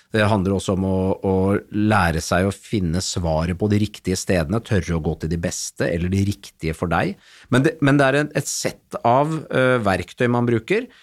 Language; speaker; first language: Norwegian; native; Norwegian